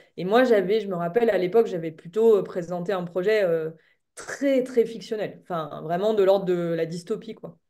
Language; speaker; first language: French; native; French